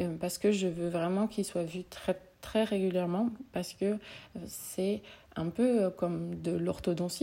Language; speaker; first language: French; native; French